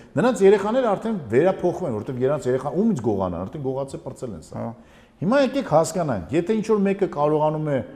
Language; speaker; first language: Armenian; native; Armenian